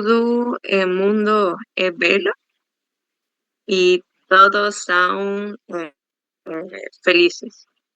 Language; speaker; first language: Spanish; non-native, learner; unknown